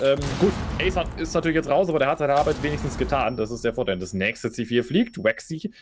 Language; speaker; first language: German; native; German